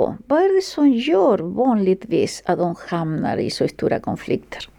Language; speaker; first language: Swedish; non-native, fluent; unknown